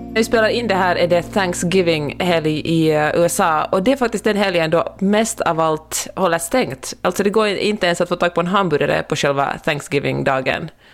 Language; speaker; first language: Swedish; native; Swedish